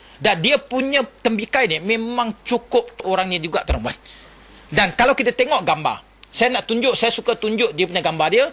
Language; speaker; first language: Malay; non-native, local second language; Chinese